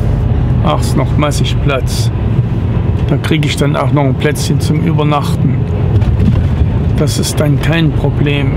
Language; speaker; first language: German; native; German